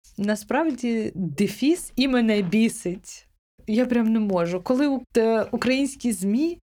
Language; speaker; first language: Ukrainian; non-native, local second language; Crimean Tatar